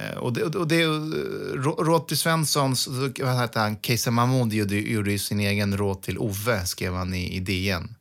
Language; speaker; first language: Swedish; early bilingual, other home language; Persian